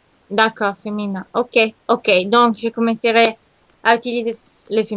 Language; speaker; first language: French; non-native, learner; Italian